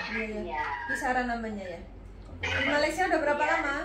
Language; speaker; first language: Indonesian; native; Indonesian